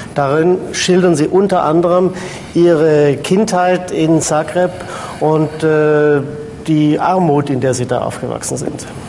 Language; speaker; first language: German; native; German